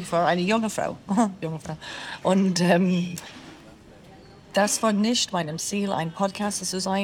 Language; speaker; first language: German; non-native, fluent; English